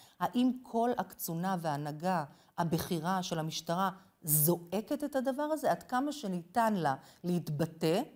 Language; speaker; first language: Hebrew; non-native, fluent; English